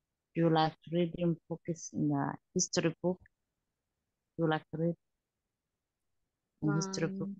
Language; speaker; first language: English; non-native, learner; Somali